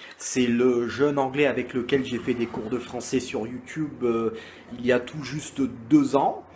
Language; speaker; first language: French; native; French